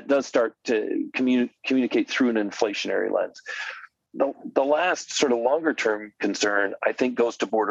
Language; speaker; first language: English; native; English